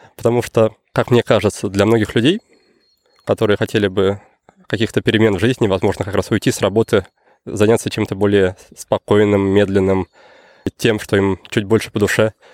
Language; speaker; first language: Russian; native; Russian